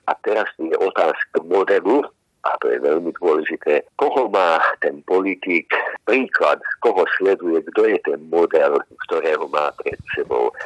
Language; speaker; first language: Slovak; non-native, local second language; Hungarian